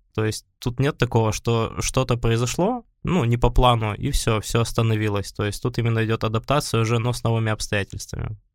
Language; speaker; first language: Russian; native; Russian